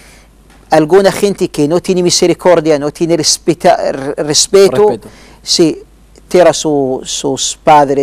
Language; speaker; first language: Spanish; non-native, learner; Arabic